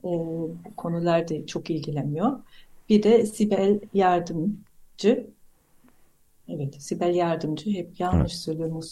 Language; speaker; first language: Turkish; non-native, fluent; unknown